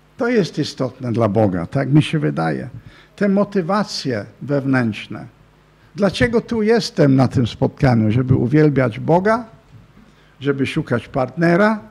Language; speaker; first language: Polish; non-native, fluent; English